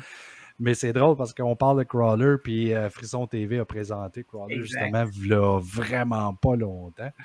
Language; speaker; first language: French; native; French